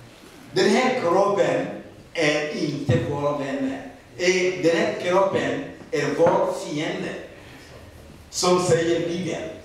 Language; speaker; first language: Swedish; non-native, fluent; Rundi